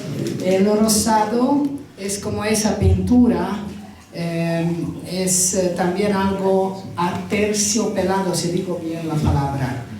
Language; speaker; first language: Spanish; non-native, fluent; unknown